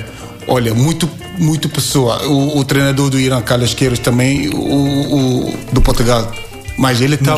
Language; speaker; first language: Portuguese; non-native, learner; Yoruba